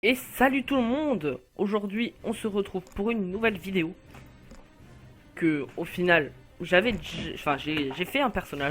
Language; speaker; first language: French; native; French